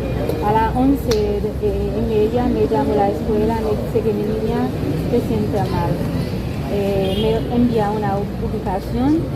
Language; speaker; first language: Spanish; non-native, learner; Haitian Creole